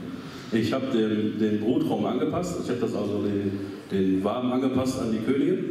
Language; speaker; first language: German; native; German